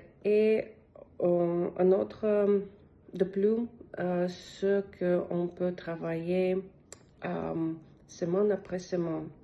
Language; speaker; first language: French; non-native, learner; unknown